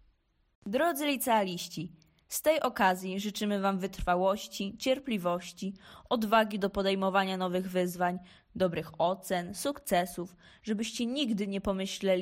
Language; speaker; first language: Polish; native; Polish